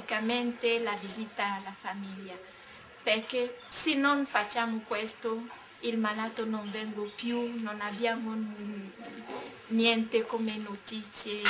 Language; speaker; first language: Italian; non-native, learner; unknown